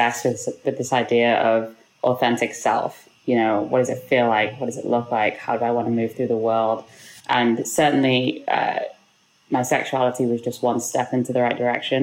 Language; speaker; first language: English; native; English